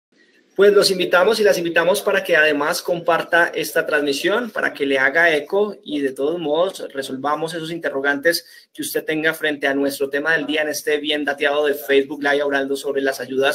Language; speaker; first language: Spanish; native; Spanish